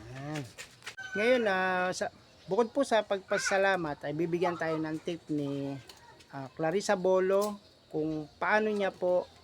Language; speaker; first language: Filipino; native; Filipino